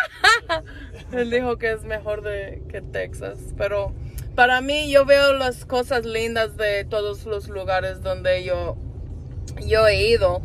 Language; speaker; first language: Spanish; non-native, fluent; English